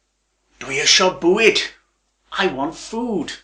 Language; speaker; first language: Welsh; non-native, learner; English